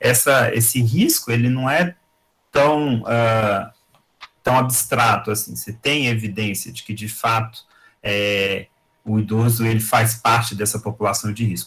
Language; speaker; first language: Portuguese; native; Portuguese